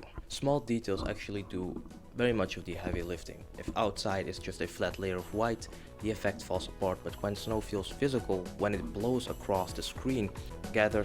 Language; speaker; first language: English; non-native, fluent; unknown